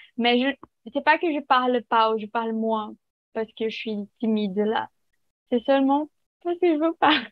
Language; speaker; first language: French; non-native, learner; Portuguese